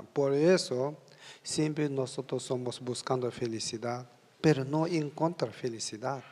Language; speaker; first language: Spanish; non-native, learner; Tibetan